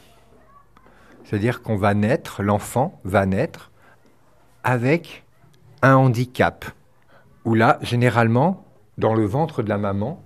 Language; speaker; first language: French; native; French